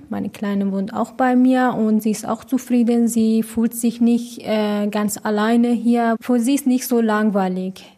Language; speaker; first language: German; non-native, learner; Persian